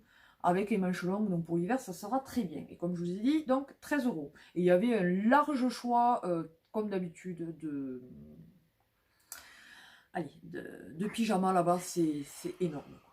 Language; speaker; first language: French; native; French